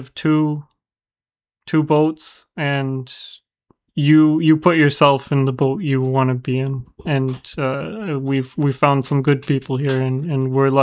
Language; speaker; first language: English; native; English